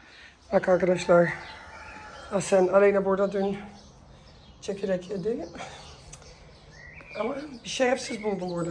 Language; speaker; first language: Turkish; early bilingual, heritage; Turkish